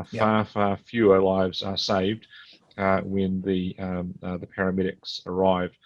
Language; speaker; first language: English; native; English